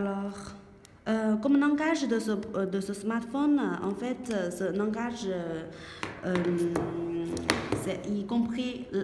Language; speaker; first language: French; non-native, learner; Chinese